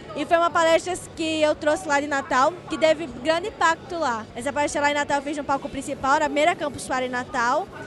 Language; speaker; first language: Portuguese; native; Portuguese